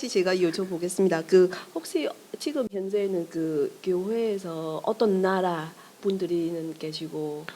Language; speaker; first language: Korean; non-native, learner; Vietnamese